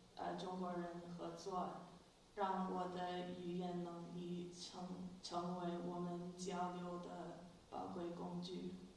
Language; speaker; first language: Chinese; non-native, fluent; English